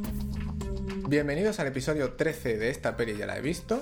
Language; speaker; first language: Spanish; native; Spanish